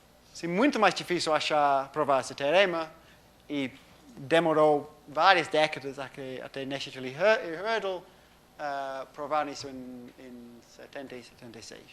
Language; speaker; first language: Portuguese; non-native, fluent; English